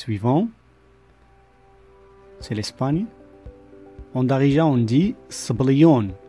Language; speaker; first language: French; non-native, local second language; Arabic